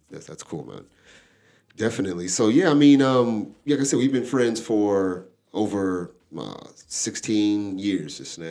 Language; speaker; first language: English; native; English